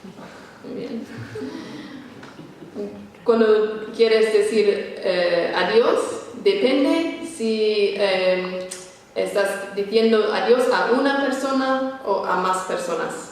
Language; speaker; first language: Spanish; non-native, fluent; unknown